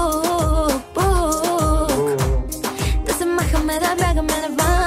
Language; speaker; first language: Bulgarian; non-native, learner; Portuguese